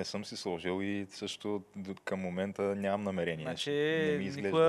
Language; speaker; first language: Bulgarian; native; Bulgarian